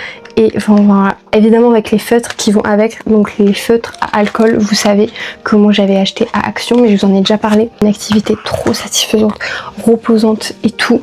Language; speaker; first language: French; native; French